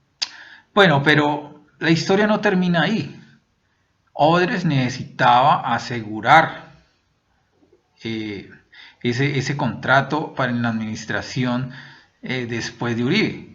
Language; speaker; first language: Spanish; native; Spanish